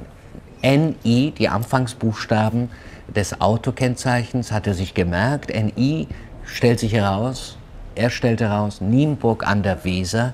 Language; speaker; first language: German; early bilingual, other home language; Turkish